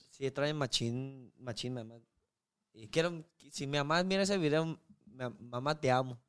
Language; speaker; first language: Spanish; non-native, learner; Chinese